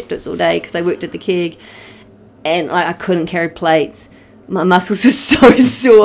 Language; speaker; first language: English; native; English